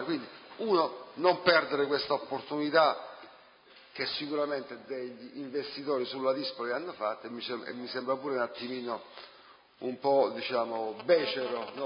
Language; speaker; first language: Italian; native; Italian